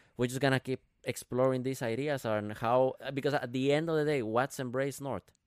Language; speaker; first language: English; non-native, fluent; Spanish